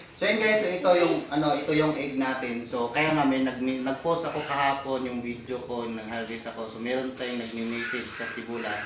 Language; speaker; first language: Filipino; non-native, local second language; Cebuano